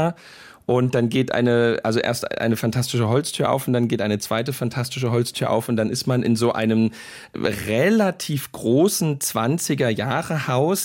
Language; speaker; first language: German; native; German